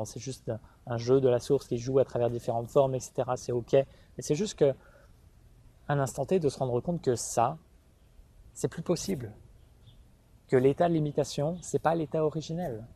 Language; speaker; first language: French; native; French